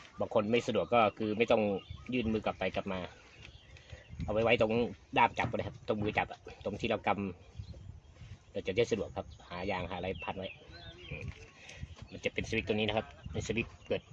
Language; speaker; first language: Thai; native; Thai